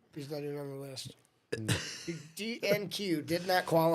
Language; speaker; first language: English; native; English